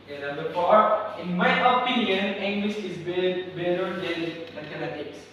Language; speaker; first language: English; non-native, learner; Indonesian